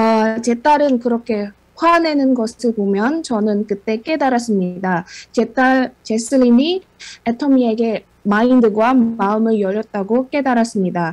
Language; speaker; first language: Korean; non-native, fluent; Indonesian